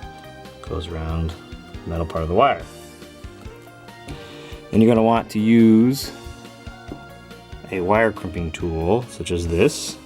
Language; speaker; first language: English; native; English